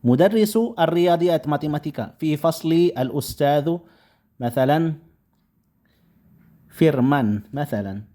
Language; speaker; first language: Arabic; non-native, fluent; Indonesian